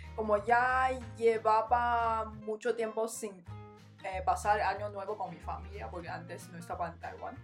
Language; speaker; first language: Spanish; non-native, learner; Chinese